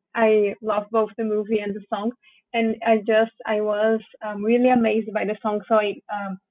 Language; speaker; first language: English; non-native, fluent; Portuguese